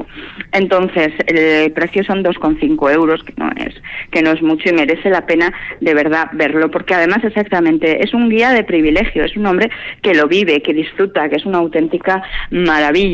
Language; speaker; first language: Spanish; native; Spanish